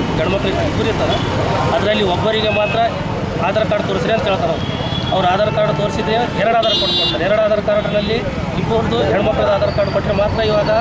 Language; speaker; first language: Kannada; native; Kannada